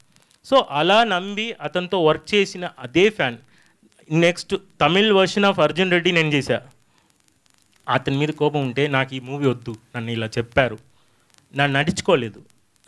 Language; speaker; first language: Telugu; non-native, fluent; Tamil